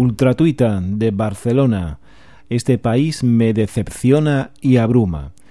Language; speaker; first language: Spanish; non-native, local second language; Galician